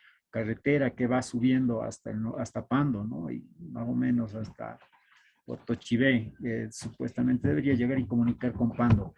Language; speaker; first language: Spanish; native; Spanish